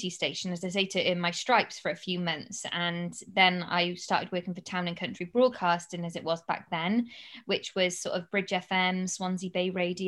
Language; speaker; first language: English; native; English